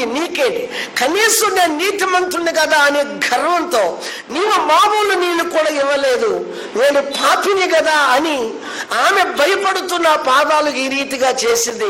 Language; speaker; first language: Telugu; native; Telugu